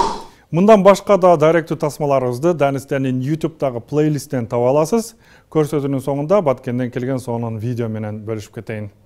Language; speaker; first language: Kyrgyz; native; Kyrgyz